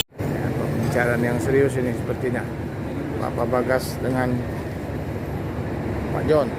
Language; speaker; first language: Indonesian; native; Indonesian